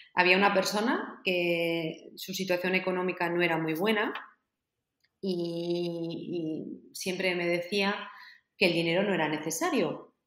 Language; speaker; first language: Spanish; native; Spanish